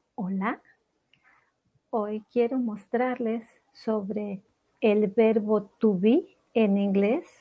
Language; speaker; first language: Spanish; native; Spanish